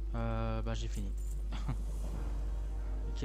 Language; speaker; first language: French; native; French